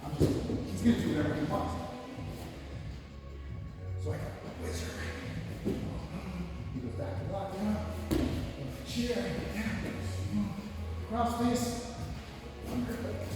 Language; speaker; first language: English; native; English